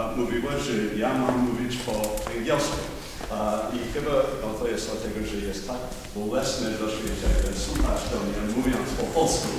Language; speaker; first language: Polish; non-native, fluent; English